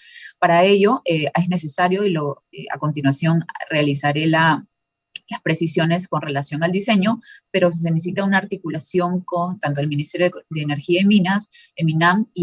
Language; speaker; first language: Spanish; native; Spanish